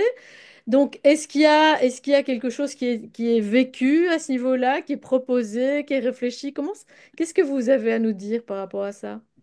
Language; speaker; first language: French; native; French